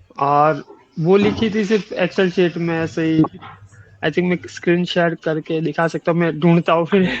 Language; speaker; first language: Hindi; non-native, local second language; Gujarati